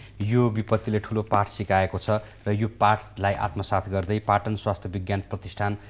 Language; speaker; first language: Nepali; native; Nepali